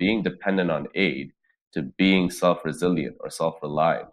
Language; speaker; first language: English; non-native, local second language; Bangla